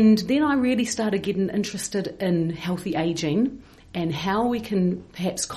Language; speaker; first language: English; native; English